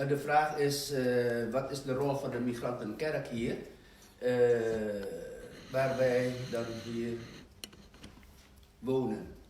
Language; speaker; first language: Dutch; non-native, fluent; Indonesian